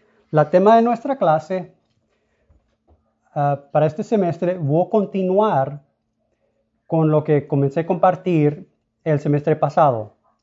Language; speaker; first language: Spanish; non-native, fluent; English